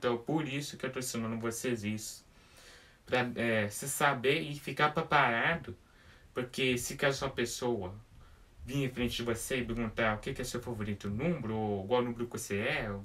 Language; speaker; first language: Portuguese; early bilingual, heritage; English